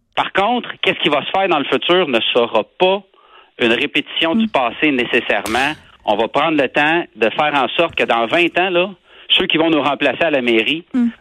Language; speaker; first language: French; native; French